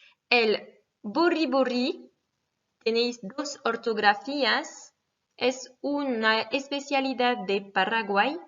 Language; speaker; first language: Spanish; non-native, fluent; French